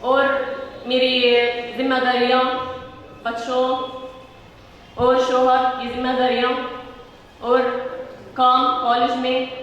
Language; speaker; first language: Hindi; non-native, fluent; Arabic